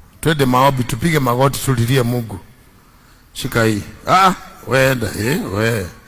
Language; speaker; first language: Swahili; non-native, local second language; Kikuyu